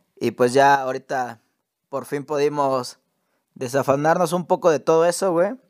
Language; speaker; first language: Spanish; native; Spanish